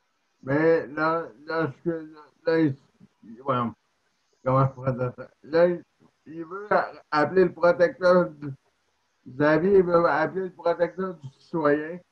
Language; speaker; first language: French; native; French